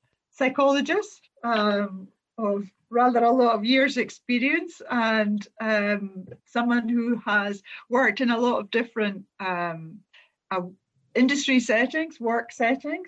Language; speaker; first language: English; native; English